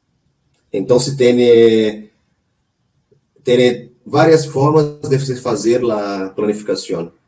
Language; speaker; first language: Spanish; non-native, learner; Portuguese